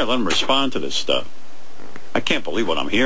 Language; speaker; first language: English; native; English